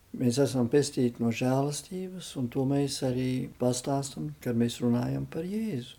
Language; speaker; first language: Latvian; early bilingual, heritage; Latvian